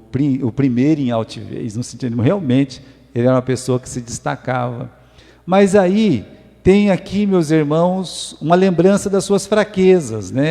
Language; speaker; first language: Portuguese; native; Portuguese